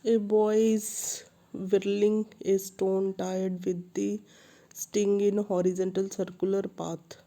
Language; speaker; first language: English; non-native, local second language; Punjabi